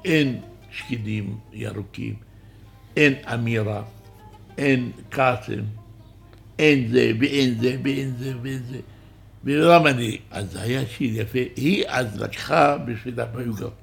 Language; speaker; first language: Hebrew; non-native, local second language; Arabic